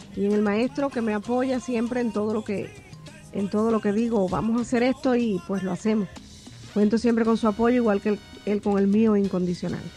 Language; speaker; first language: Spanish; native; Spanish